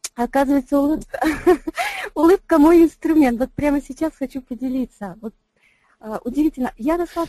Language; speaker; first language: Russian; non-native, local second language; Tajik